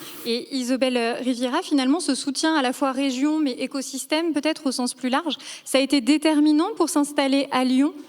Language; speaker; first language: French; native; French